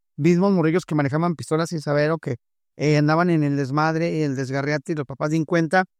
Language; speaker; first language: Spanish; native; Spanish